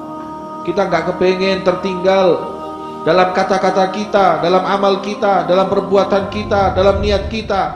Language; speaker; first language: Indonesian; native; Indonesian